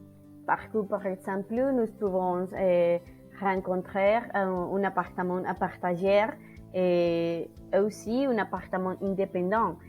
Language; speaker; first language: French; non-native, learner; Spanish